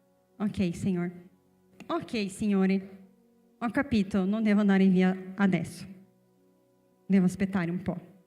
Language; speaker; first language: Italian; non-native, fluent; Portuguese